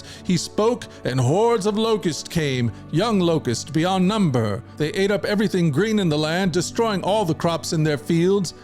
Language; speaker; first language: English; native; English